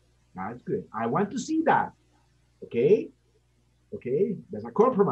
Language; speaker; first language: English; non-native, fluent; Spanish